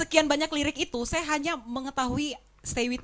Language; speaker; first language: Indonesian; native; Indonesian